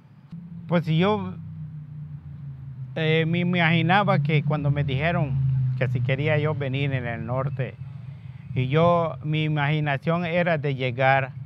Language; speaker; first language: Spanish; non-native, local second language; Yucateco